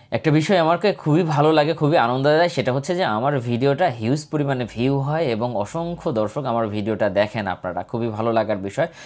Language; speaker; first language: Bangla; native; Bangla